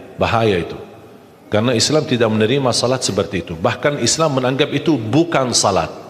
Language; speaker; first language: Malay; non-native, fluent; Arabic